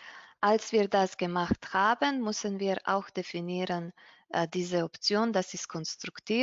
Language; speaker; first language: German; non-native, fluent; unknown